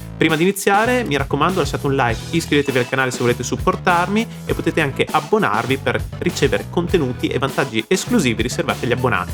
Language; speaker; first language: Italian; native; Italian